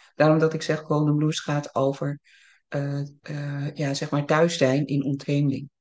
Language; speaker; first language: Dutch; early bilingual, other home language; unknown